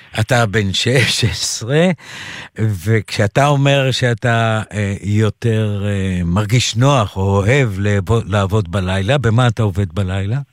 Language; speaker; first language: Hebrew; native; Hebrew